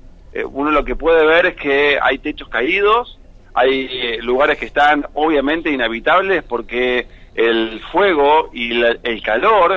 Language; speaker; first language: Spanish; native; Spanish